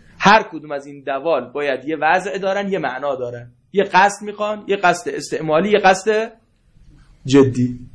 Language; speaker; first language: Persian; native; Persian